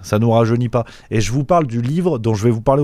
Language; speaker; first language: French; native; French